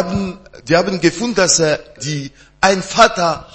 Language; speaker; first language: German; non-native, learner; French